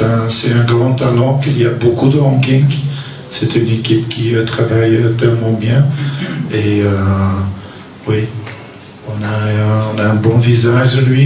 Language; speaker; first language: French; non-native, local second language; Dutch